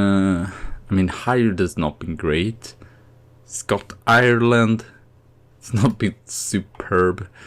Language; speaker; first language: English; non-native, fluent; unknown